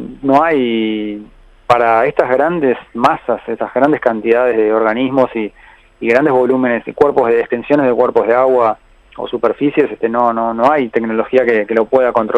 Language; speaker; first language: Spanish; native; Spanish